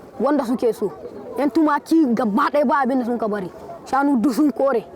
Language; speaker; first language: Hausa; non-native, local second language; Fula